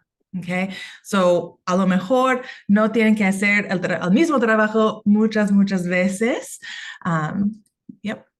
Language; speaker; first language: Spanish; non-native, fluent; English